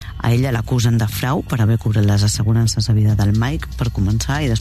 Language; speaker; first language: Catalan; native; Catalan